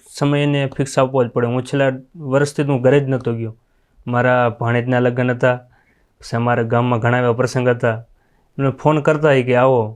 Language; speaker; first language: Gujarati; non-native, local second language; Kachhi